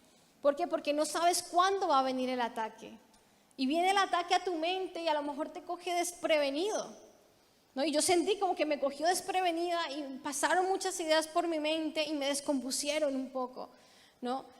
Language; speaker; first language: Spanish; native; Spanish